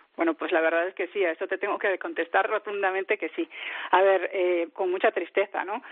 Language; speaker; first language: Spanish; native; Spanish